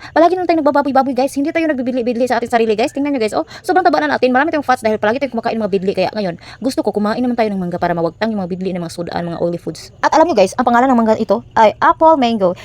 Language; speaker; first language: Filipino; non-native, local second language; Cebuano